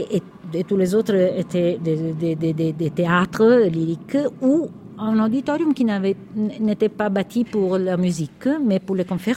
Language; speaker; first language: French; non-native, fluent; Italian